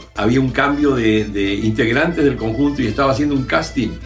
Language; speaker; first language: Spanish; native; Spanish